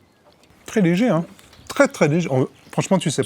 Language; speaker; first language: French; native; French